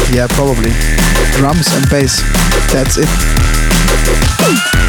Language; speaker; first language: English; non-native, fluent; German